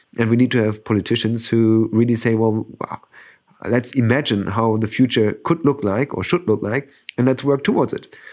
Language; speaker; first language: English; non-native, fluent; German